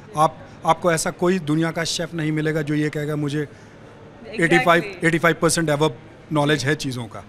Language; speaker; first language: Hindi; native; Hindi